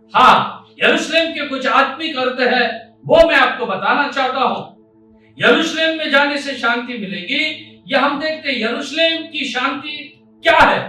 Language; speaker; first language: Hindi; non-native, local second language; Marathi